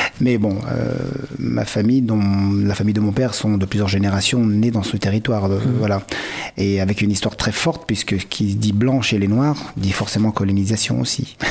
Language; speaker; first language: French; early bilingual, other home language; Malagasy